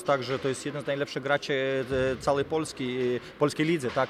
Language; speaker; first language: Polish; non-native, fluent; Lithuanian